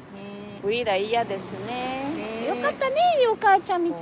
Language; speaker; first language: Japanese; non-native, fluent; French